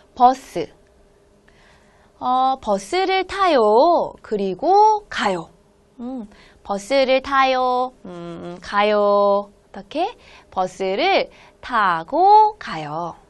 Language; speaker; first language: Korean; non-native, fluent; Hmong